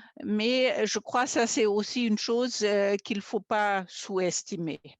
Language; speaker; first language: French; non-native, fluent; German